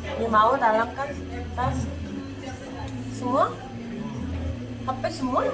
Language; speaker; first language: Indonesian; non-native, learner; Korean